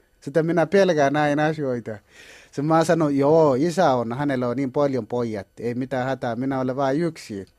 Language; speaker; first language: Finnish; non-native, learner; Kalenjin